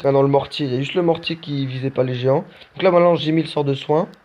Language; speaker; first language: French; native; French